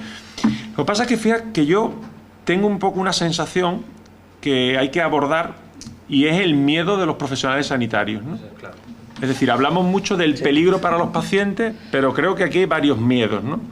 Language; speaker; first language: Spanish; native; Spanish